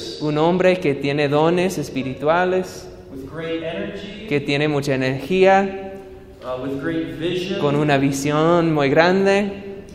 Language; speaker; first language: Spanish; non-native, learner; English